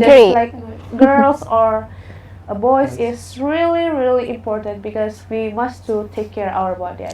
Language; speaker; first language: English; non-native, learner; Indonesian